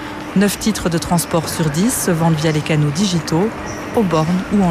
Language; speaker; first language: French; native; French